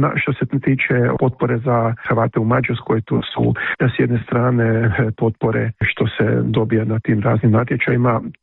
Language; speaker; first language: Croatian; early bilingual, heritage; Croatian